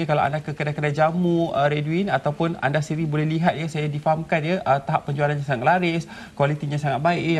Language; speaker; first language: Malay; native; Malay